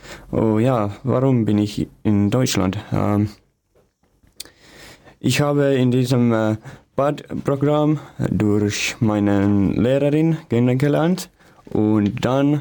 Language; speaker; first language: German; non-native, learner; Finnish